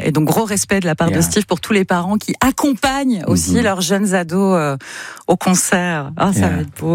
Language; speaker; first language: French; native; French